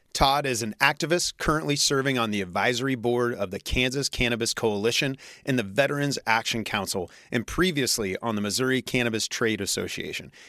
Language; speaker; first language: English; native; English